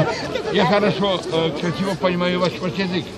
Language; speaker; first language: Russian; non-native, learner; Polish